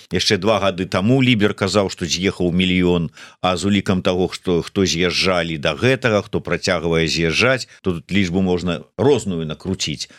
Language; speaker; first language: Belarusian; native; Belarusian